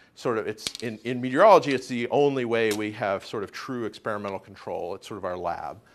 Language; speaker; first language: English; native; English